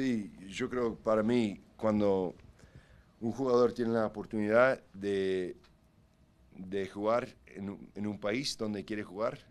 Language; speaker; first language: Spanish; early bilingual, heritage; Spanish